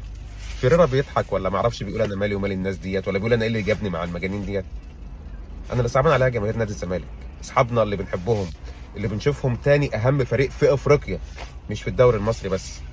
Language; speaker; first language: Arabic; native; Arabic